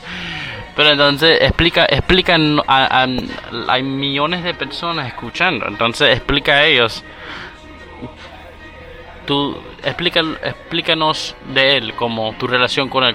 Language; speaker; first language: Spanish; early bilingual, heritage; Spanish